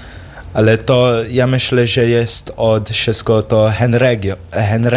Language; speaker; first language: Polish; early bilingual, heritage; English